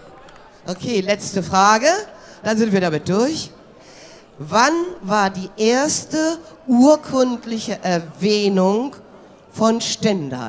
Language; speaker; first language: German; native; German